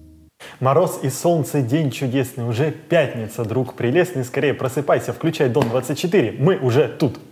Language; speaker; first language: Russian; native; Russian